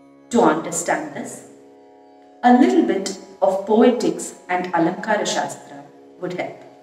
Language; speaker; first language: English; non-native, local second language; Tamil